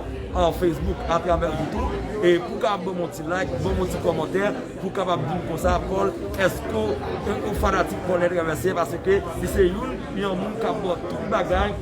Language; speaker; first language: French; non-native, local second language; Haitian Creole